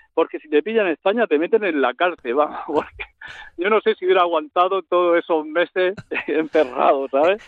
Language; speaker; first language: Spanish; native; Spanish